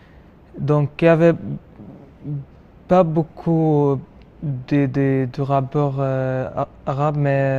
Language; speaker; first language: French; non-native, learner; Arabic